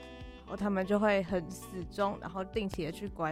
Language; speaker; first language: Chinese; native; Chinese